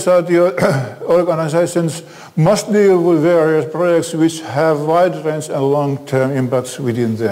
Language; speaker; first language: English; non-native, fluent; Finnish